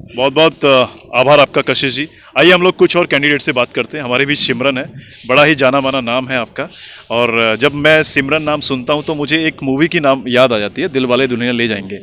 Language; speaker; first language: Hindi; native; Hindi